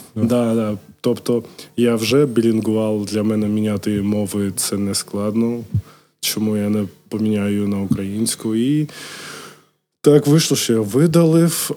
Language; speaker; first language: Ukrainian; non-native, local second language; Russian